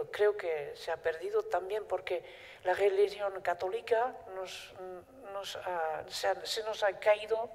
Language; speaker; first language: Spanish; non-native, fluent; Basque